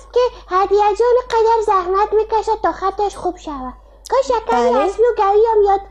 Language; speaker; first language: Persian; native; Persian